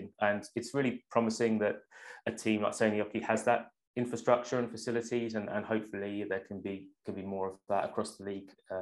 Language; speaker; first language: English; native; English